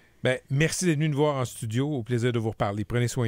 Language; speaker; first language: French; native; French